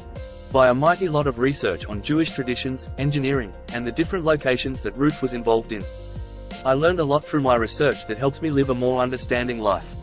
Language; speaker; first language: English; native; English